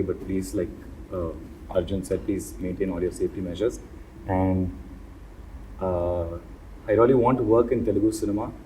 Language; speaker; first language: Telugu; non-native, learner; Tamil